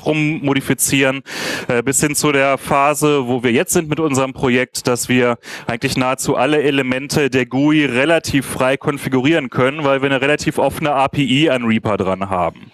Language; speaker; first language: German; native; German